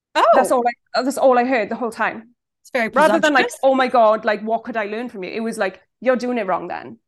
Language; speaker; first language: English; native; English